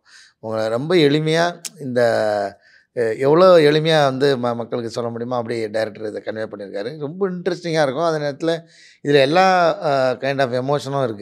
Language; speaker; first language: Tamil; native; Tamil